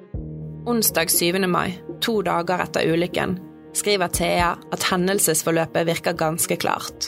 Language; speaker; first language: Norwegian; native; Norwegian